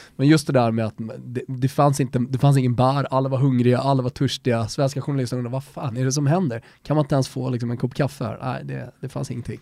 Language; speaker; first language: Swedish; native; Swedish